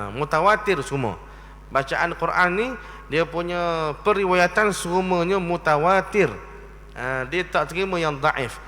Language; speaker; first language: Malay; native; Malay